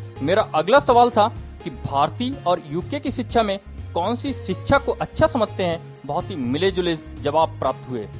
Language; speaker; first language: Hindi; native; Hindi